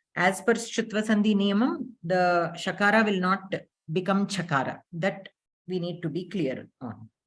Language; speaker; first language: English; non-native, local second language; Telugu